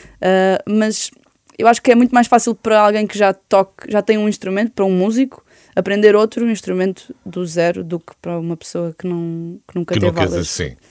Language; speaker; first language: Portuguese; native; Portuguese